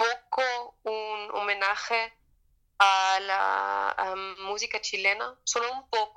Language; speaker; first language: Spanish; non-native, fluent; German